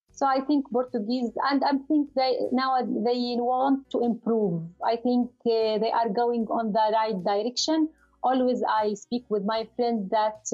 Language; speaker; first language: English; non-native, learner; Arabic